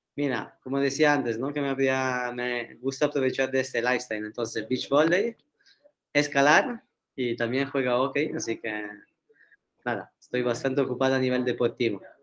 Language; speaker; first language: Spanish; non-native, fluent; Italian